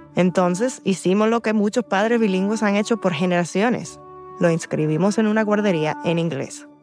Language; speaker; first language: Spanish; early bilingual, heritage; Spanish